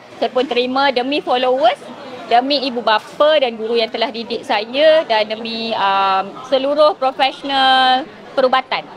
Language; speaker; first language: Malay; non-native, local second language; Tamil